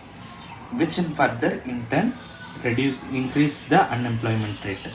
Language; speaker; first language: English; non-native, local second language; Tamil